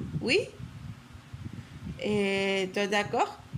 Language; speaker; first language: French; non-native, learner; Spanish